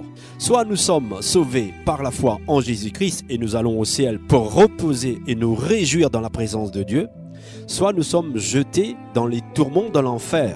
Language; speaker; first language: French; native; French